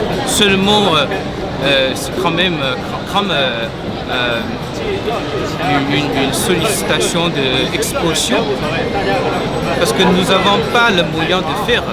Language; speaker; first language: French; non-native, fluent; Chinese